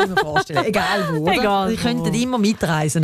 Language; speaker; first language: German; native; German